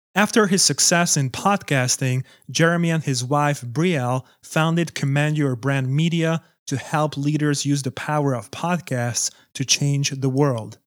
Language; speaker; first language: English; non-native, fluent; Hungarian